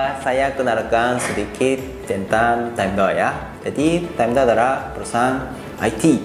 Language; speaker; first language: Indonesian; non-native, fluent; Japanese